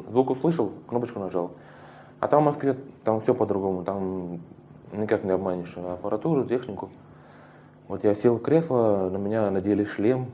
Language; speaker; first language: Russian; native; Russian